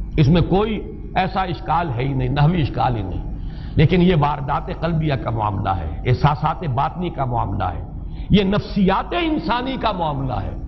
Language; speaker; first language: Urdu; native; Urdu